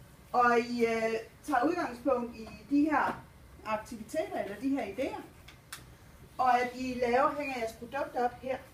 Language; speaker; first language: Danish; native; Danish